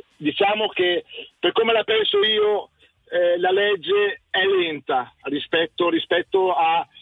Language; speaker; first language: Italian; native; Italian